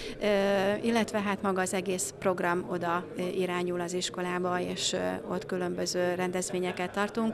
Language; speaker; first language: Hungarian; native; Hungarian